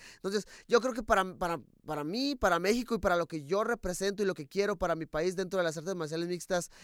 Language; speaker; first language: Spanish; native; Spanish